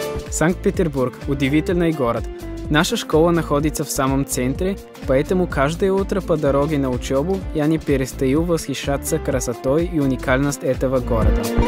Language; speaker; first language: Russian; non-native, fluent; German